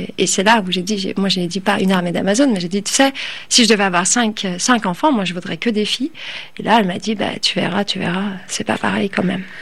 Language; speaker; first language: French; early bilingual, other home language; Turkish